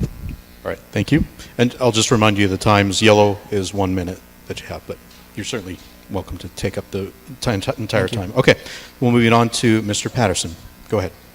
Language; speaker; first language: English; native; English